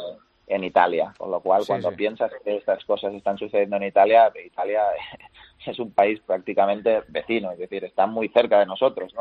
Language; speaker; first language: Spanish; native; Spanish